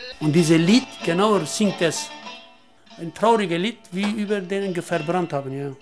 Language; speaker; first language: German; non-native, learner; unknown